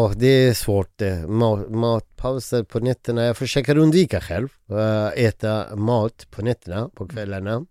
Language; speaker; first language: Swedish; non-native, fluent; Arabic